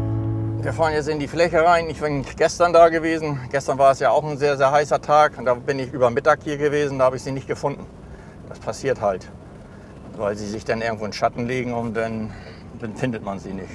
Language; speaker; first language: German; native; German